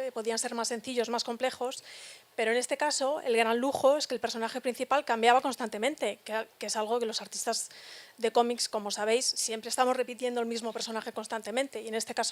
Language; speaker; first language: Spanish; native; Spanish